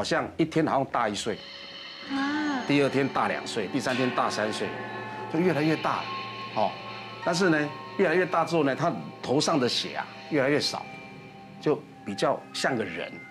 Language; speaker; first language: Chinese; native; Chinese